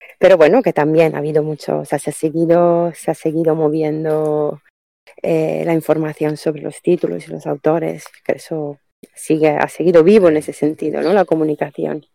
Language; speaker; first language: Spanish; non-native, fluent; Italian